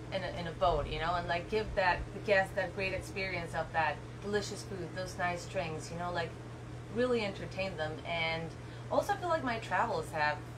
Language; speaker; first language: English; non-native, fluent; Spanish